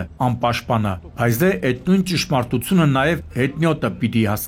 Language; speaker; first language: Armenian; native; Armenian